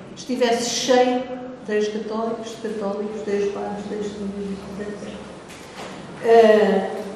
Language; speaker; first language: Portuguese; native; Portuguese